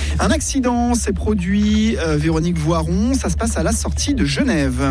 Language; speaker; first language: French; native; French